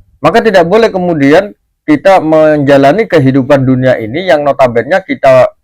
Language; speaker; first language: Indonesian; native; Indonesian